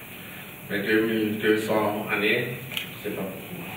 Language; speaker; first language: French; non-native, learner; German